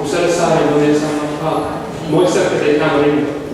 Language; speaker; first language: Spanish; non-native, fluent; English